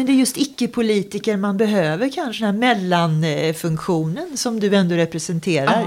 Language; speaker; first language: Swedish; native; Swedish